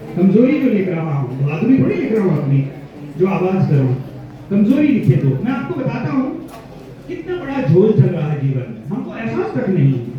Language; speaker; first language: Hindi; non-native, local second language; Gujarati